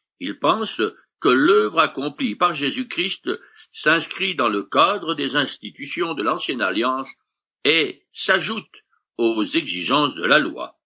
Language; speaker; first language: French; native; French